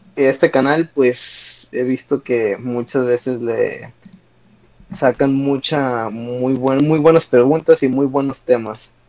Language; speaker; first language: Spanish; native; Spanish